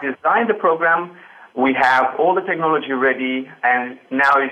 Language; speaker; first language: English; non-native, fluent; Romanian